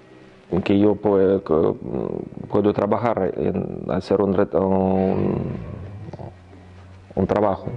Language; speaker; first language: Spanish; non-native, learner; Russian